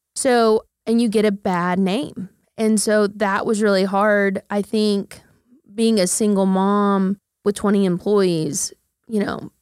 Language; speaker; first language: English; native; English